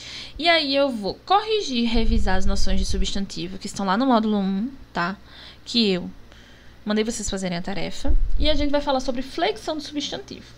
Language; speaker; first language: Portuguese; native; Portuguese